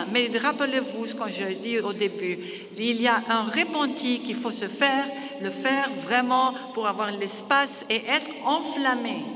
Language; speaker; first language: French; non-native, fluent; Greek